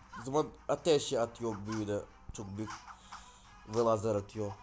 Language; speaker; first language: Turkish; non-native, learner; Russian